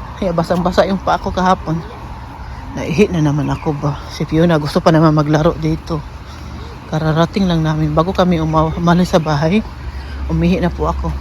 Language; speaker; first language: Filipino; non-native, local second language; Cebuano